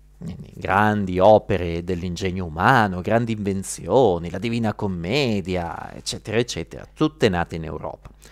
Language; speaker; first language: Italian; native; Italian